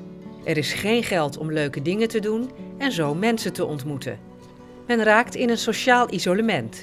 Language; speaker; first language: Dutch; native; Dutch